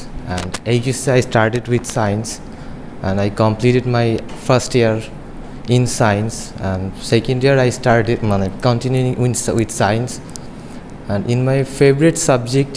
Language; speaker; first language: English; non-native, learner; Bangla